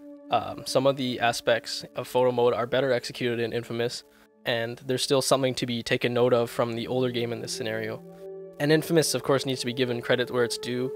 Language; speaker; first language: English; native; English